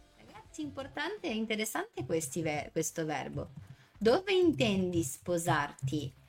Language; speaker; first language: Italian; non-native, fluent; Portuguese